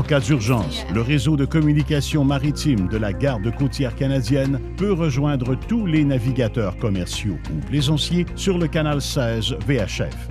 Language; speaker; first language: French; native; French